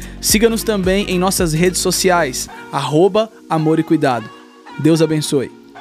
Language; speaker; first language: Portuguese; native; Portuguese